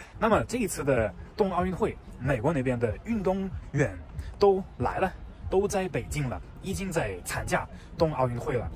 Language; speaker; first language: Chinese; non-native, fluent; German